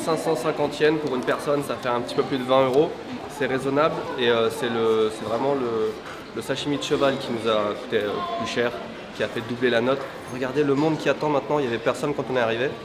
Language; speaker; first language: French; native; French